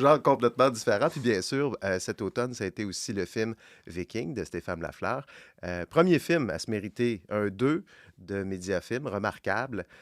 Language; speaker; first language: French; native; French